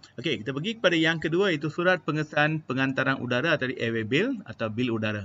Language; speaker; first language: Malay; non-native, local second language; Malayalam